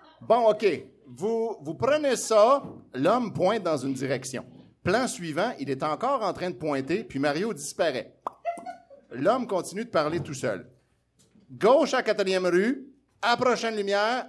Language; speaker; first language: French; native; French